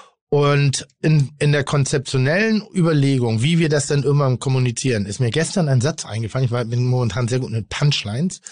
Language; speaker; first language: German; native; German